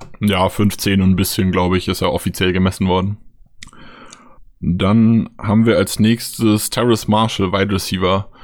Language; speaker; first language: German; native; German